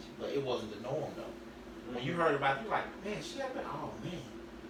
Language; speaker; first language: English; native; English